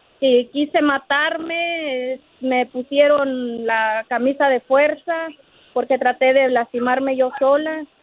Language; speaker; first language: Spanish; native; Spanish